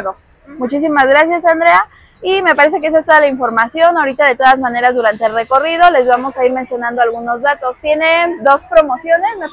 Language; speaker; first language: Spanish; native; Spanish